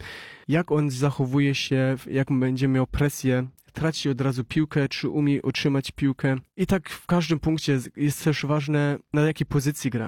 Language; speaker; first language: Polish; early bilingual, heritage; Polish